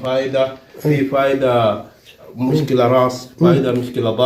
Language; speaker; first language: Arabic; non-native, learner; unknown